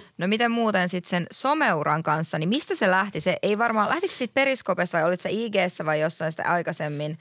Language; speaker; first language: Finnish; native; Finnish